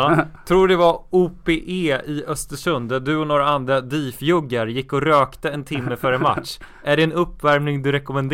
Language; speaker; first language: Swedish; native; Swedish